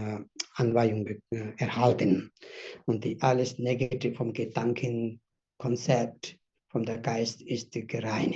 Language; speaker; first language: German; non-native, fluent; Tibetan